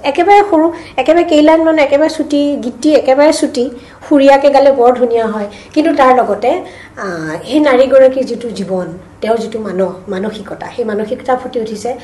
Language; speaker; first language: Assamese; native; Assamese